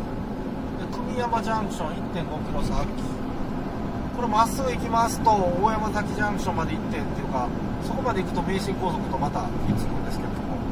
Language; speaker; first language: Japanese; native; Japanese